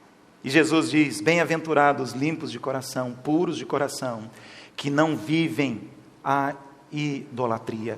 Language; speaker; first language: Portuguese; native; Portuguese